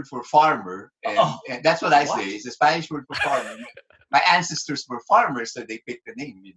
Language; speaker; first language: English; non-native, local second language; Filipino